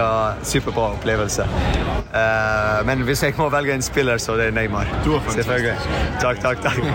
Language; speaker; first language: Norwegian; non-native, fluent; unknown